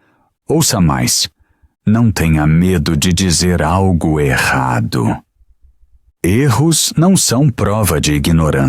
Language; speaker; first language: Portuguese; non-native, fluent; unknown